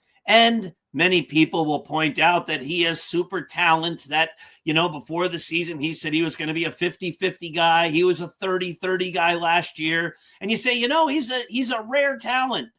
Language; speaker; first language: English; native; English